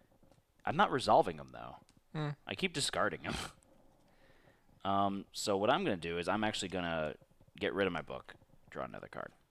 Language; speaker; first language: English; native; English